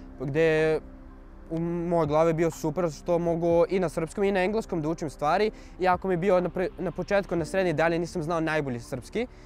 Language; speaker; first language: Serbian; early bilingual, other home language; Arabic